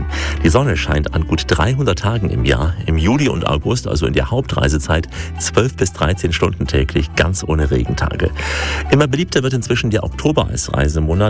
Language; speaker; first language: German; native; German